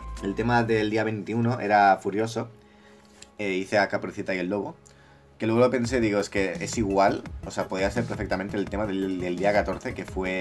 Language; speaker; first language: Spanish; native; Spanish